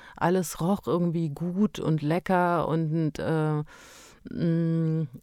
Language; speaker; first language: German; early bilingual, other home language; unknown